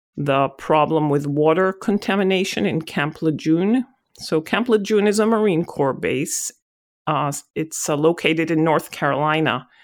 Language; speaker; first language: English; non-native, fluent; Hebrew